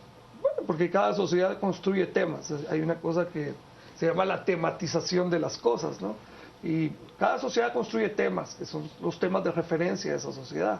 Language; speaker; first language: Spanish; native; Spanish